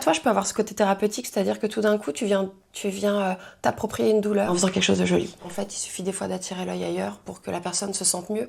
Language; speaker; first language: French; native; French